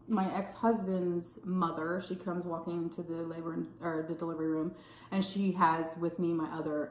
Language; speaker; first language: English; native; English